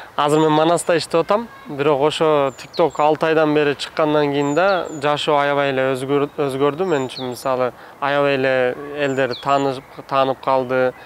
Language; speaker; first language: Kyrgyz; non-native, fluent; Turkish